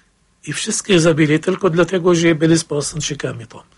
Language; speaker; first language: Polish; non-native, fluent; Arabic